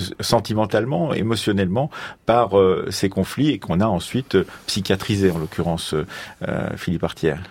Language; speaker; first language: French; native; French